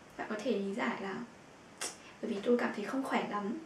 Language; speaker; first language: Vietnamese; native; Vietnamese